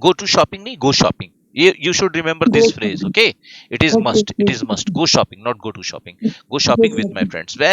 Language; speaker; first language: English; non-native, fluent; Hindi